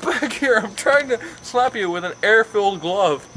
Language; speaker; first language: English; native; English